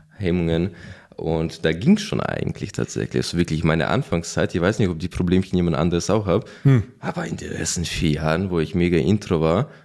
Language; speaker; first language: German; non-native, fluent; Ukrainian